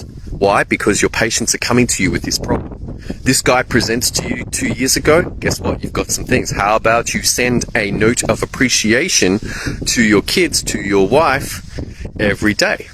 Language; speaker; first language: English; native; English